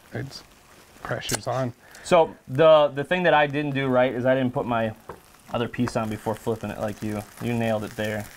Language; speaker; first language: English; native; English